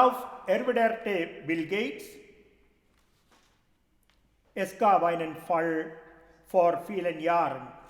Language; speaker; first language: German; non-native, fluent; Malayalam